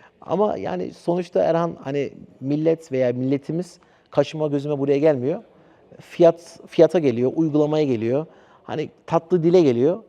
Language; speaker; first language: Turkish; early bilingual, heritage; Turkish